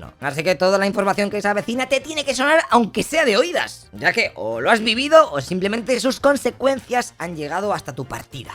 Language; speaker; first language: Spanish; native; Spanish